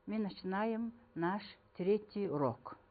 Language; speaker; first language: Russian; non-native, fluent; Mongolian